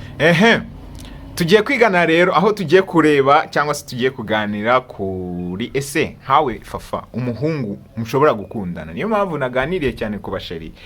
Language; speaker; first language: Kinyarwanda; native; Kinyarwanda